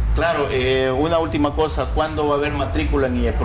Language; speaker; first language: Spanish; native; Spanish